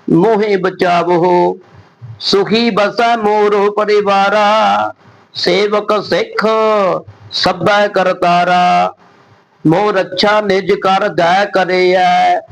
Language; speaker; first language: Hindi; non-native, local second language; Punjabi